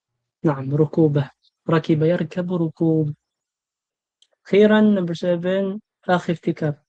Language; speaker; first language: Arabic; non-native, fluent; Filipino